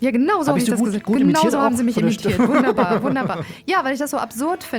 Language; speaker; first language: German; native; German